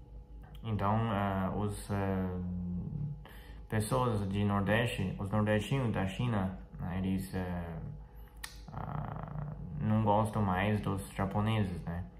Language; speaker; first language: Portuguese; non-native, fluent; Chinese